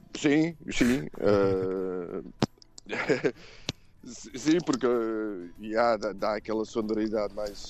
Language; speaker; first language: Portuguese; non-native, fluent; Dutch